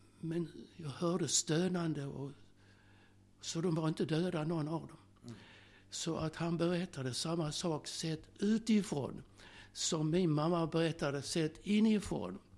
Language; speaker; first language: Swedish; early bilingual, other home language; Slovak